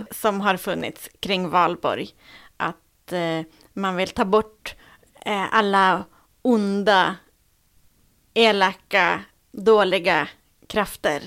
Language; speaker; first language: Swedish; native; Swedish